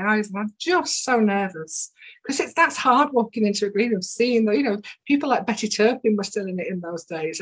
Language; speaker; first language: English; native; English